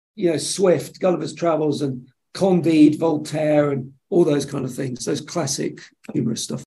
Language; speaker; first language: English; native; English